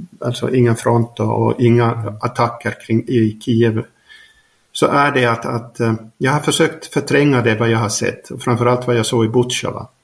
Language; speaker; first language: Swedish; native; Swedish